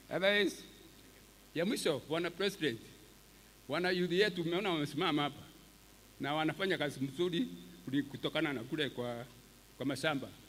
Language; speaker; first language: Swahili; non-native, local second language; Meru